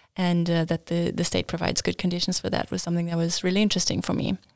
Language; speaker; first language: English; native; English